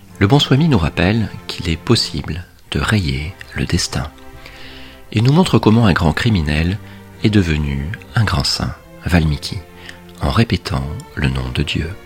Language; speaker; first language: French; native; French